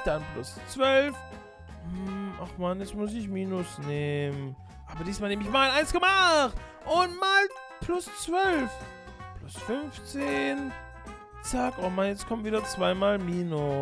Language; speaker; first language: German; native; German